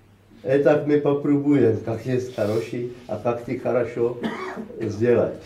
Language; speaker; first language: Russian; non-native, learner; Czech